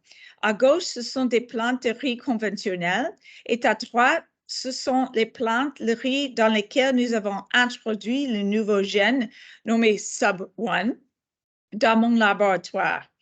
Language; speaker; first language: French; non-native, fluent; English